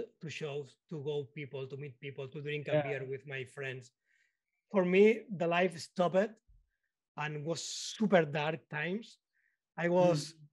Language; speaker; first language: English; non-native, learner; Spanish